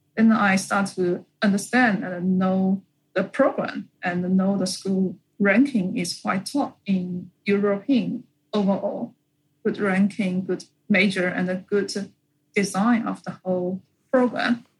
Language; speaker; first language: English; non-native, fluent; Chinese